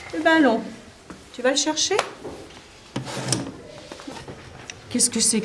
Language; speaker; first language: French; native; French